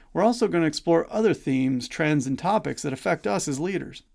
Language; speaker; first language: English; native; English